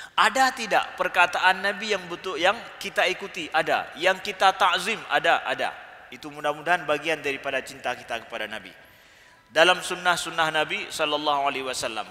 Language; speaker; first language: Malay; native; Malay